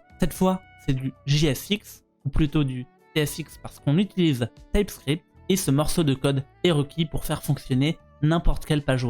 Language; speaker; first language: French; native; French